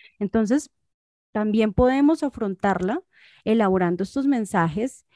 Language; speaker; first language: Spanish; native; Spanish